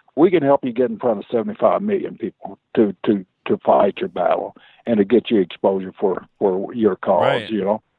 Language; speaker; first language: English; native; English